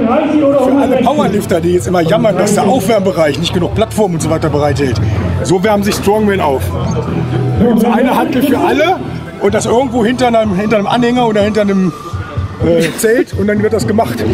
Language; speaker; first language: German; native; German